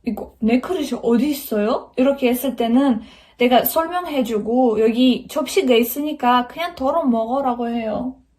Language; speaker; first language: Korean; non-native, fluent; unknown